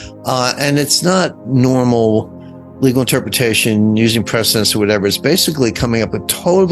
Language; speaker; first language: English; native; English